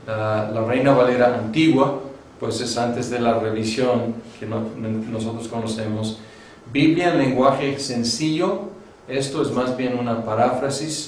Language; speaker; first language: Spanish; non-native, fluent; English